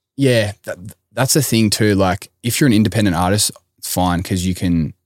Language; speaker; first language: English; native; English